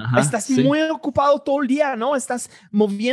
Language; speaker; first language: Spanish; non-native, fluent; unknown